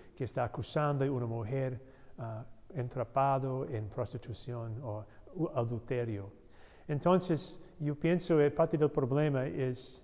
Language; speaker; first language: Spanish; non-native, learner; English